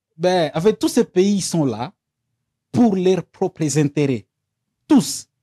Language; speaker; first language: French; non-native, local second language; Swahili